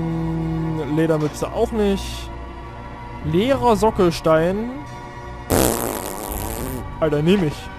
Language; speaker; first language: German; native; German